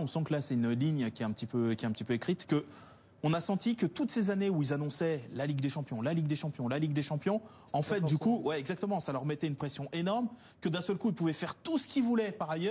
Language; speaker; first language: French; native; French